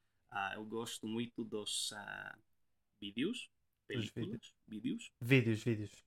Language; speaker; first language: Portuguese; non-native, learner; English